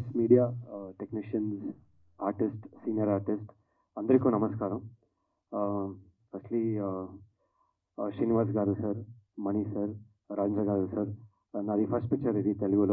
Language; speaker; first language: Telugu; non-native, learner; Kannada